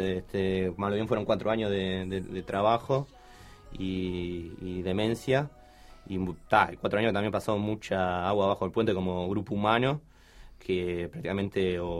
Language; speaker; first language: Spanish; native; Spanish